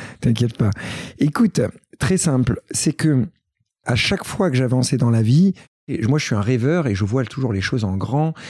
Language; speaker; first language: French; early bilingual, other home language; Greek